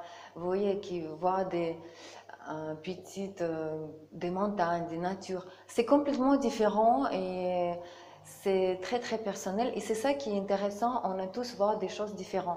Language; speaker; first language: French; non-native, learner; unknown